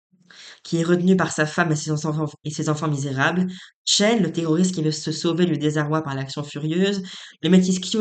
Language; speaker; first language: French; native; French